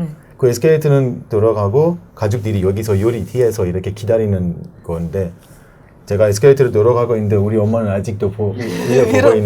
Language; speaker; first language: Korean; non-native, learner; Persian